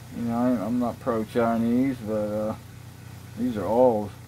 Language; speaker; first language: English; native; English